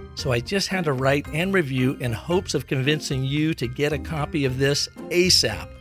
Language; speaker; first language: English; native; English